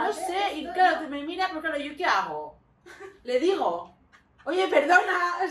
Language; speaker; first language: Spanish; native; Spanish